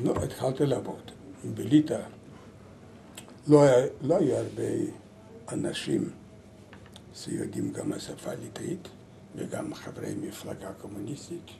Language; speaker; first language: Hebrew; non-native, learner; Lithuanian